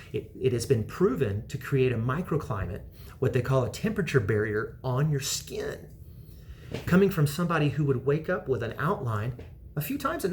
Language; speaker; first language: English; native; English